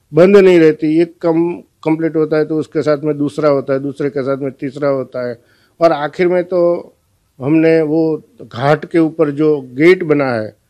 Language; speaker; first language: Hindi; non-native, local second language; Gujarati